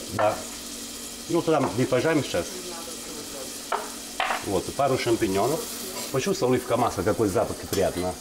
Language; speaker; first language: Russian; non-native, learner; Italian